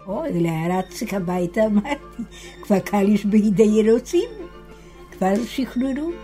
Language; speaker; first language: Hebrew; non-native, fluent; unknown